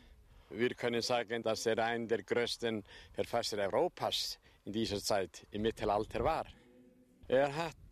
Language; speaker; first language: German; non-native, fluent; Icelandic